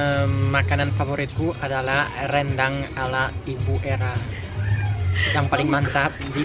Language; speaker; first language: Indonesian; non-native, fluent; French